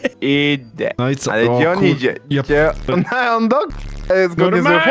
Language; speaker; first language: Polish; native; Polish